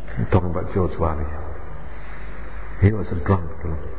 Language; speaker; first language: English; non-native, fluent; Indonesian